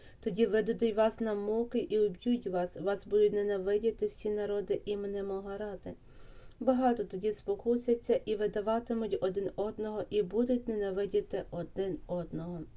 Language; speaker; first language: Ukrainian; native; Ukrainian